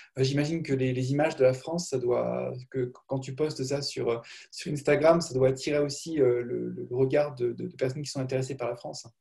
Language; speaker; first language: French; native; French